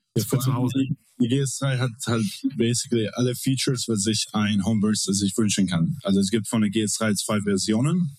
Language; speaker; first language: German; non-native, fluent; Arabic